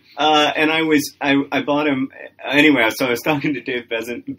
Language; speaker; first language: English; native; English